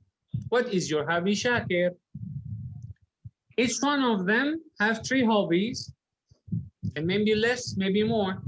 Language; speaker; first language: English; non-native, learner; Arabic